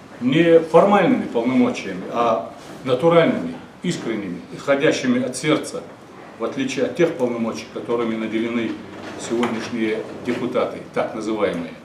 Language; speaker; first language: Russian; non-native, local second language; Ingush